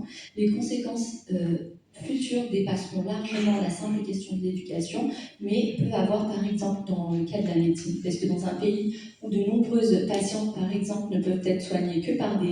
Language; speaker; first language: French; native; French